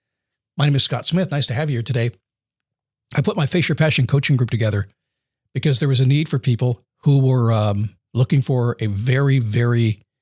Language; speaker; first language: English; native; English